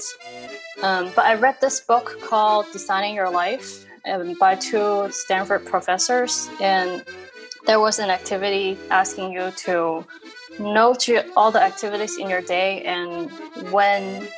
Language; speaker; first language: English; non-native, local second language; Cantonese